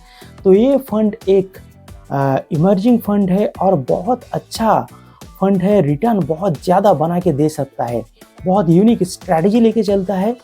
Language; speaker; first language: Hindi; non-native, local second language; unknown